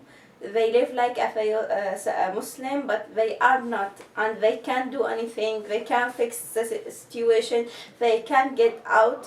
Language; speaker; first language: English; non-native, learner; Arabic